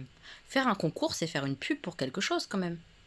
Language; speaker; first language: French; native; French